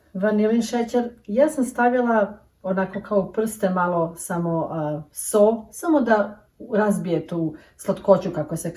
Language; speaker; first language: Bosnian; early bilingual, heritage; Serbian